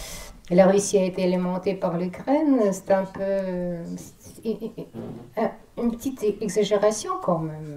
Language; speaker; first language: French; non-native, fluent; Russian